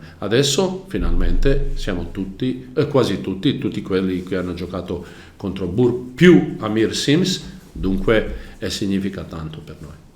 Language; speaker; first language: Italian; non-native, learner; Croatian